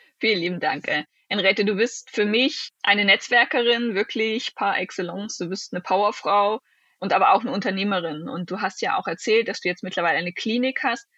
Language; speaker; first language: German; native; German